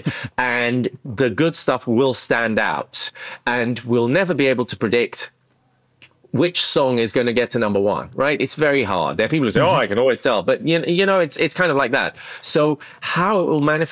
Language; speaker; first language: English; non-native, local second language; Akan